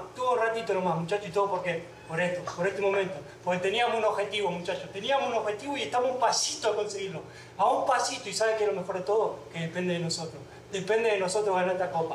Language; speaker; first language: Spanish; native; Spanish